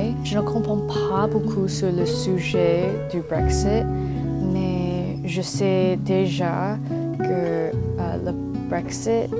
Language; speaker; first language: French; non-native, learner; English